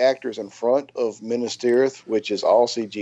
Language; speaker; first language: English; native; English